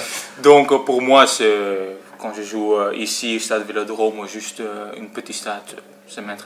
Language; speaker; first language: French; non-native, fluent; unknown